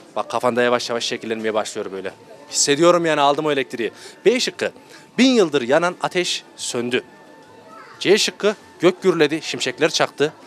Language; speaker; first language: Turkish; native; Turkish